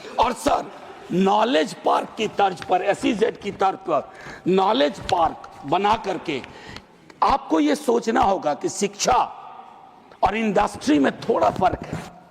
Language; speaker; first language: Hindi; native; Hindi